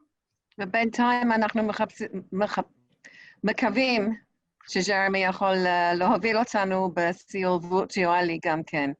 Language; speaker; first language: Hebrew; non-native, fluent; English